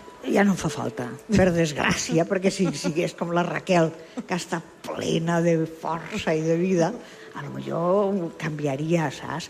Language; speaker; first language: Catalan; non-native, local second language; Spanish